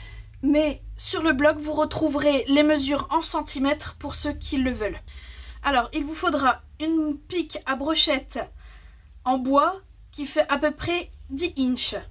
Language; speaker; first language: French; native; French